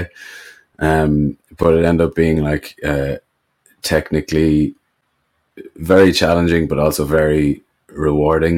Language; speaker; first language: English; native; English